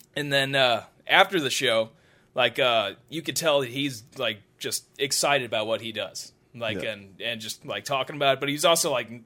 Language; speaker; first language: English; native; English